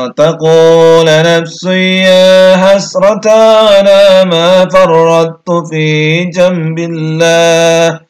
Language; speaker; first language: Arabic; non-native, learner; Indonesian